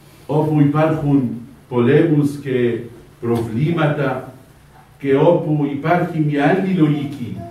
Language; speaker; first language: Greek; non-native, fluent; Arabic